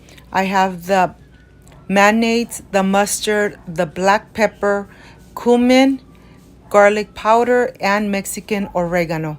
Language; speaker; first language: English; non-native, fluent; Spanish